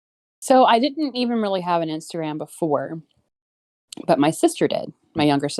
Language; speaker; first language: English; native; English